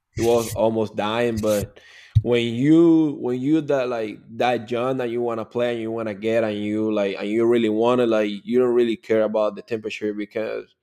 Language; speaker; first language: English; non-native, learner; Spanish